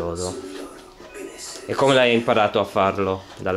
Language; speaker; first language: Italian; non-native, learner; English